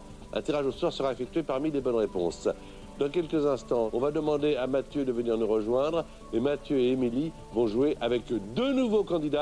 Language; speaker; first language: French; native; French